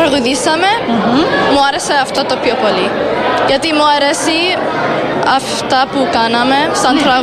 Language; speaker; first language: Greek; early bilingual, heritage; Greek